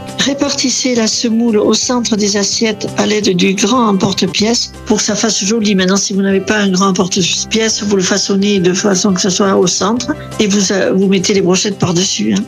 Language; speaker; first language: French; native; French